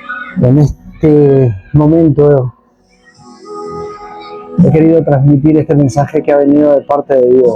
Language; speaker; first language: Spanish; native; Spanish